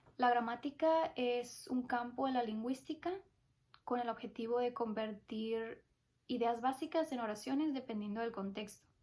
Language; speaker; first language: Spanish; early bilingual, heritage; Spanish